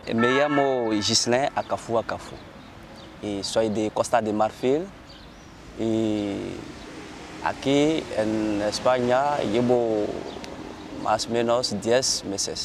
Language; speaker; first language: Spanish; non-native, learner; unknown